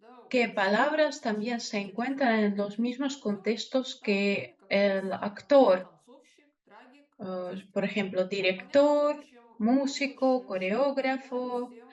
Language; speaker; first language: Spanish; non-native, fluent; Russian